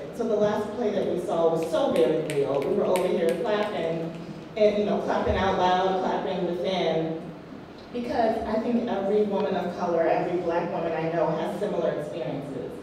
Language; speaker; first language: English; native; English